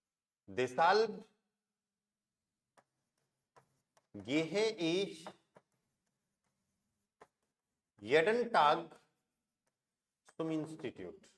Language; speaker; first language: German; non-native, fluent; Hindi